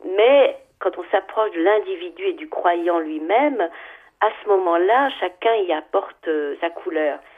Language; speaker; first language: French; non-native, local second language; Arabic